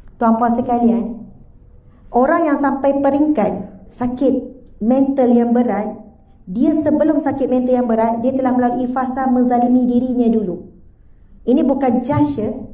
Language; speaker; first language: Malay; native; Malay